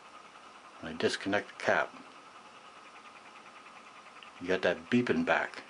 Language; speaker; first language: English; native; English